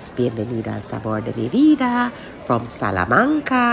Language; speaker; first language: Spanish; non-native, learner; English